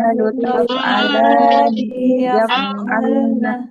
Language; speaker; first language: Arabic; non-native, learner; Indonesian